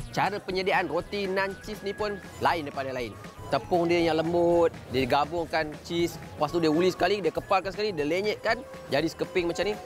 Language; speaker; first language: Malay; native; Malay